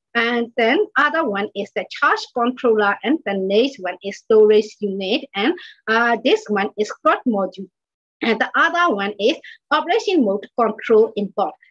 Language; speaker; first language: English; non-native, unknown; Burmese